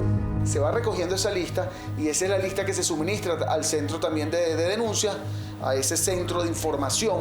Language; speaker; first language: Spanish; native; Spanish